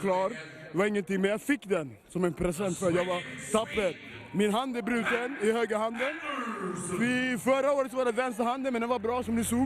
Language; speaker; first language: Swedish; early bilingual, other home language; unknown